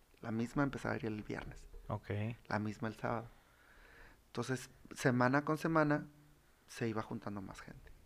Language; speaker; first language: Spanish; native; Spanish